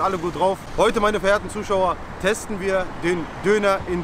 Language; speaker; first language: German; native; German